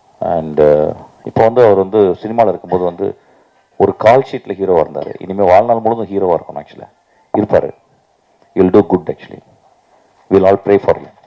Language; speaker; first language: Tamil; native; Tamil